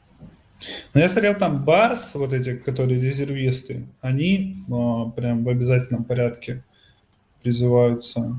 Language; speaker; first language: Russian; native; Russian